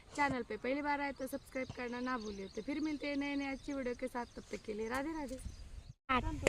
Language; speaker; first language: Hindi; non-native, local second language; Marathi